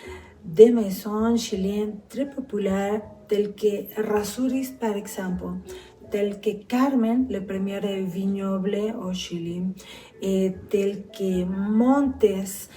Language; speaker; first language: French; non-native, fluent; Spanish